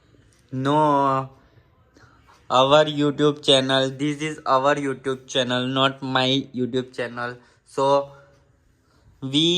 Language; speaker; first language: English; non-native, learner; Gujarati